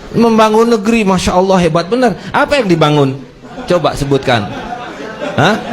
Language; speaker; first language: Indonesian; native; Indonesian